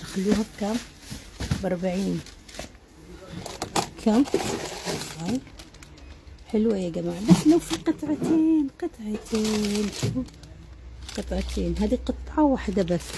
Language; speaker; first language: Arabic; native; Arabic